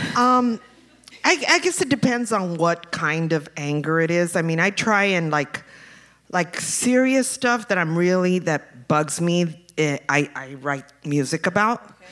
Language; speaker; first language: English; early bilingual, other home language; Spanish